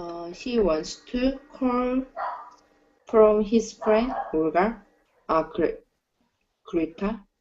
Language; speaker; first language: English; non-native, learner; Korean